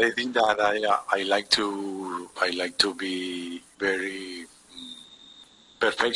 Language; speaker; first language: English; non-native, learner; Spanish